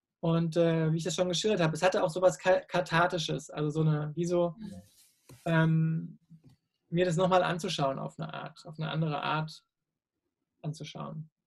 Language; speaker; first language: German; native; German